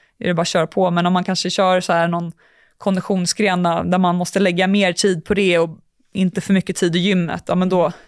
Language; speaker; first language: Swedish; native; Swedish